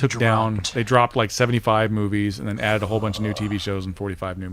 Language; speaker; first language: English; native; English